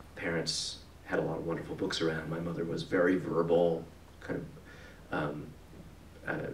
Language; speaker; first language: English; native; English